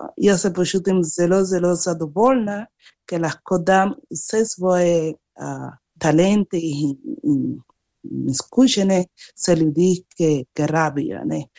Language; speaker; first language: Slovenian; non-native, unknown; Spanish